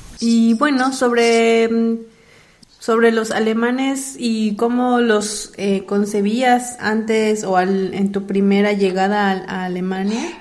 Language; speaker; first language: Spanish; native; Spanish